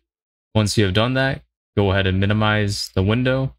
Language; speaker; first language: English; native; English